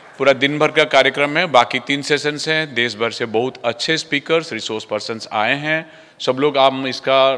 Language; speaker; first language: Hindi; non-native, local second language; Odia